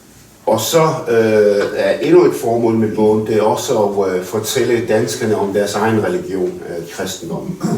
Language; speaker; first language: Danish; early bilingual, other home language; Arabic